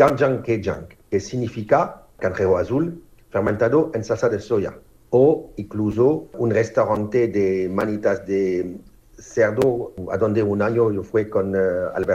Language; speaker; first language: Spanish; non-native, fluent; French